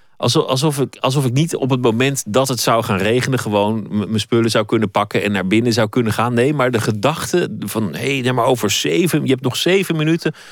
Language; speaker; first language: Dutch; native; Dutch